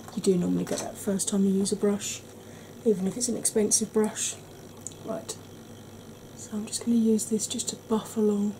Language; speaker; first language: English; native; English